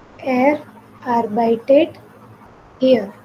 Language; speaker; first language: German; non-native, fluent; Hindi